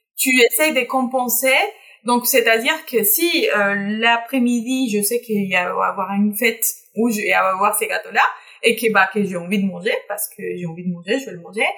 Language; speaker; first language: French; non-native, fluent; Spanish